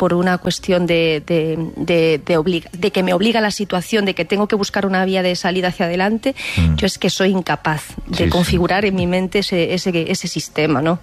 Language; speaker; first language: Spanish; native; Spanish